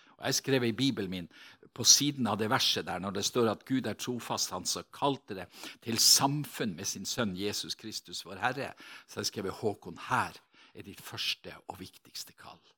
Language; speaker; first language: Norwegian; native; Norwegian